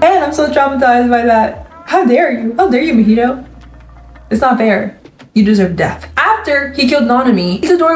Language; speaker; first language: English; native; English